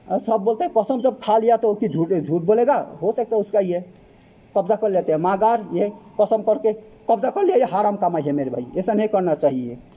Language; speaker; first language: Hindi; non-native, fluent; Bangla